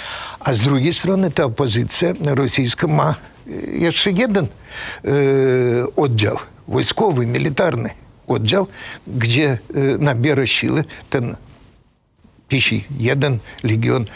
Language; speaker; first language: Polish; non-native, fluent; Russian